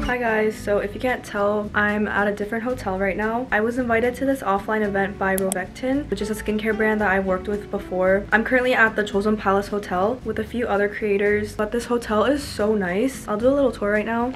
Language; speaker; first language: English; native; English